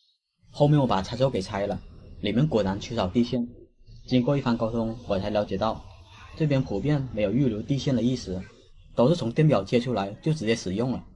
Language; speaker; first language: Chinese; native; Chinese